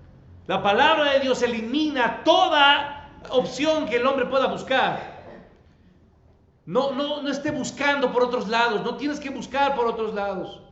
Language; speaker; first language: Spanish; native; Spanish